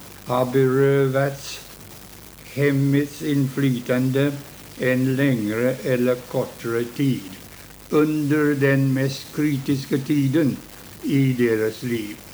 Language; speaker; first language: Swedish; early bilingual, heritage; Swedish